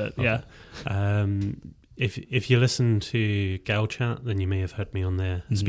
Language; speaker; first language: English; native; English